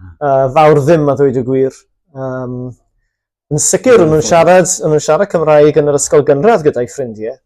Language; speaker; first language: Welsh; native; Welsh